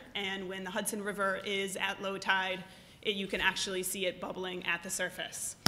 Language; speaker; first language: English; native; English